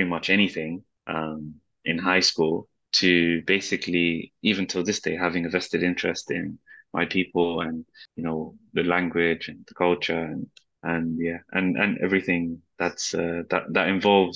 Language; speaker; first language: English; native; English